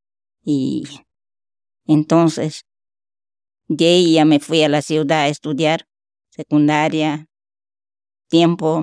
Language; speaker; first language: Spanish; non-native, local second language; Shipibo-Conibo